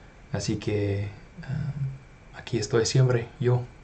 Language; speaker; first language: Spanish; non-native, fluent; English